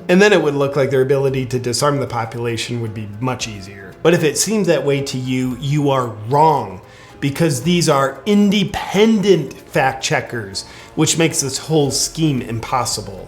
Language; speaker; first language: English; native; English